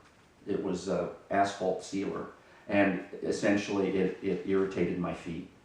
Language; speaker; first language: English; native; English